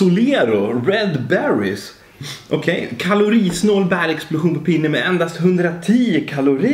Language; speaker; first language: Swedish; native; Swedish